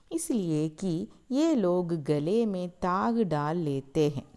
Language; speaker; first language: Hindi; non-native, local second language; Malayalam